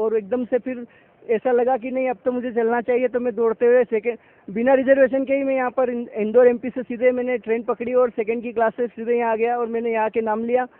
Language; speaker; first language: Hindi; native; Hindi